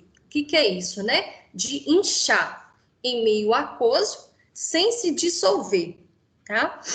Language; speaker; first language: Portuguese; native; Portuguese